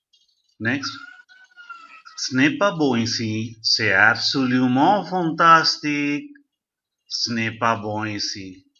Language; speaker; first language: French; non-native, fluent; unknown